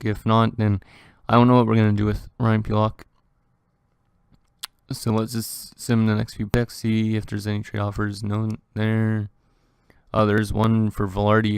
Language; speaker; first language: English; native; English